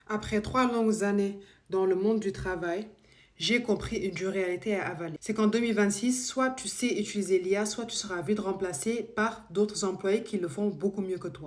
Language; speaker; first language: French; native; French